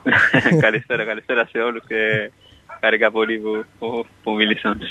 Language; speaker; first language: Greek; non-native, fluent; Spanish